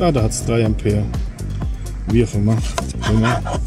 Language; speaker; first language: German; native; German